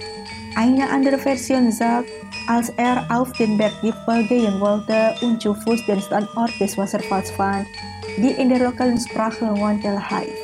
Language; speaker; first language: German; non-native, fluent; Indonesian